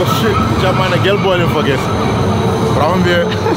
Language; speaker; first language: German; non-native, learner; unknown